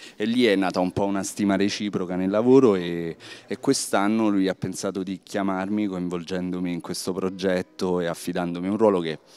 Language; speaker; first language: Italian; native; Italian